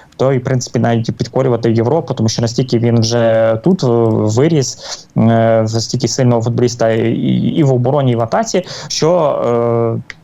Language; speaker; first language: Ukrainian; native; Ukrainian